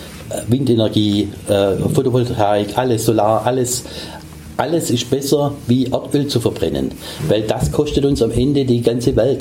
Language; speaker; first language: German; native; German